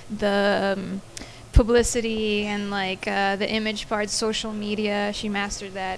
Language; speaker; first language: English; non-native, local second language; Spanish